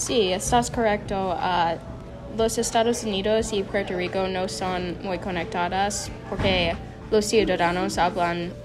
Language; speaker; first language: Spanish; non-native, learner; English